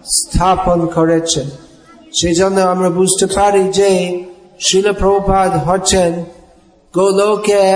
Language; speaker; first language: Bangla; non-native, fluent; English